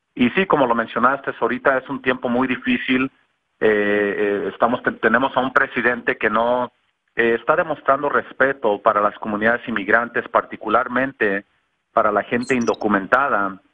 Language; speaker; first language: Spanish; native; Spanish